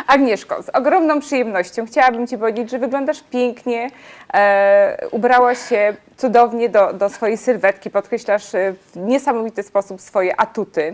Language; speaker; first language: Polish; native; Polish